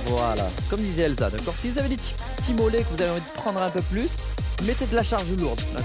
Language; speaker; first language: French; native; French